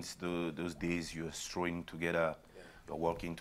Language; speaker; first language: English; non-native, local second language; French